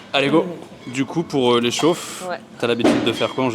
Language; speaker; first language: French; native; French